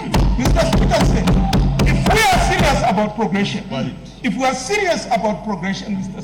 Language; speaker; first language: English; non-native, local second language; Shona